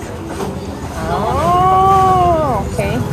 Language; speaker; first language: English; non-native, learner; Romanian